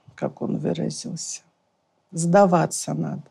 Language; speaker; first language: Russian; native; Russian